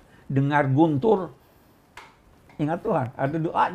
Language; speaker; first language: Indonesian; native; Indonesian